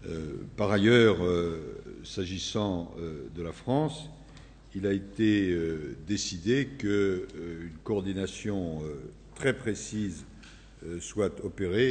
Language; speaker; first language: French; native; French